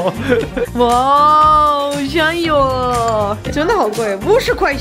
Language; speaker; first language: Chinese; non-native, learner; Armenian